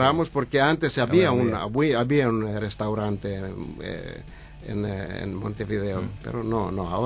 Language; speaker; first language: Spanish; non-native, learner; Greek